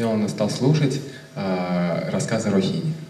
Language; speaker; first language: Russian; native; Russian